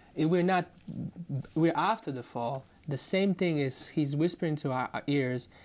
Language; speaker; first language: English; non-native, fluent; Croatian